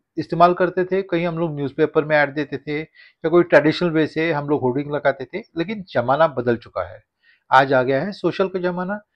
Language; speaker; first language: Hindi; non-native, local second language; Marathi